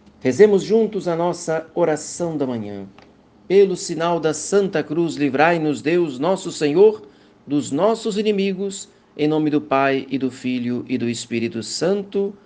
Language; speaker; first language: Portuguese; native; Portuguese